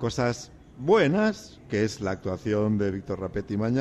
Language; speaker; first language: Spanish; native; Spanish